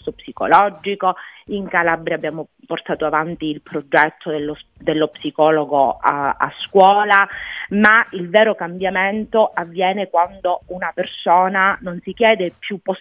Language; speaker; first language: Italian; native; Italian